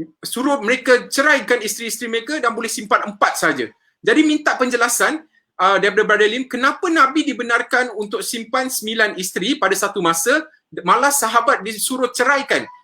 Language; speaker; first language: Malay; native; Malay